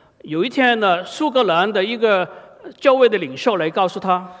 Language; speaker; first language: Chinese; native; Chinese